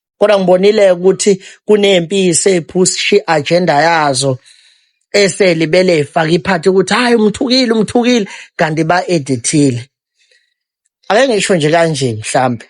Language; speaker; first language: Zulu; native; Zulu